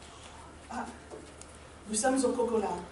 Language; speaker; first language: French; non-native, learner; English